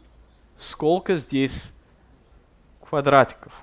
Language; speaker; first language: Russian; non-native, fluent; English